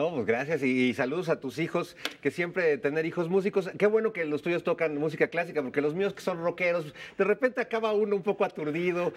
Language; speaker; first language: Spanish; native; Spanish